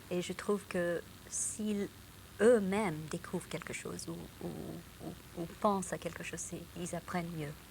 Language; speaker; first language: French; non-native, local second language; English